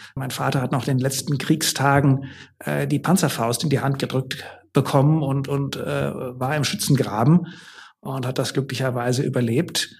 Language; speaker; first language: German; native; German